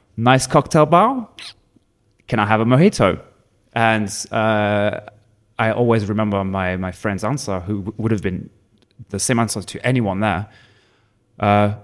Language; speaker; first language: English; non-native, fluent; French